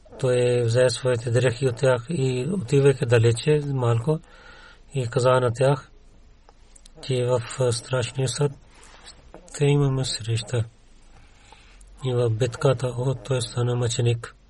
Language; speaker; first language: Bulgarian; non-native, learner; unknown